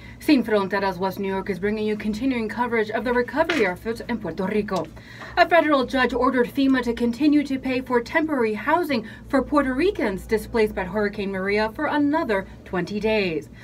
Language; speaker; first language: English; early bilingual, other home language; Spanish